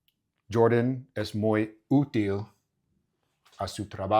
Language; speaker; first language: Spanish; non-native, learner; English